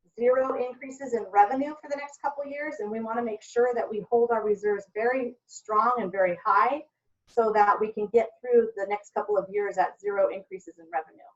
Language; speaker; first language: English; native; English